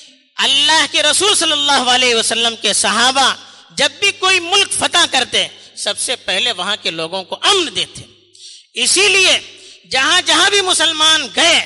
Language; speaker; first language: Urdu; native; Urdu